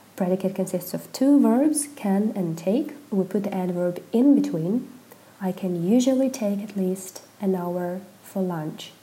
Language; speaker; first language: English; non-native, fluent; Russian